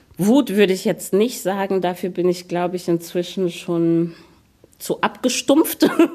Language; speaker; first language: German; early bilingual, other home language; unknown